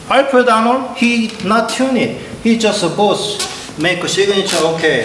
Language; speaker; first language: English; non-native, learner; Korean